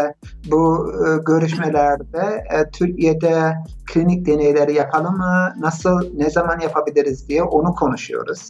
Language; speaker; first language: Turkish; early bilingual, heritage; Turkish